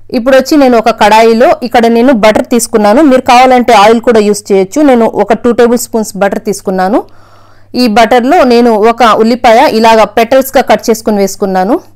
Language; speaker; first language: Telugu; non-native, local second language; Urdu